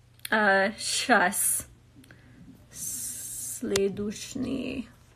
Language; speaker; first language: Russian; non-native, learner; English